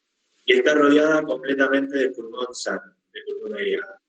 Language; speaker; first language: Spanish; native; Spanish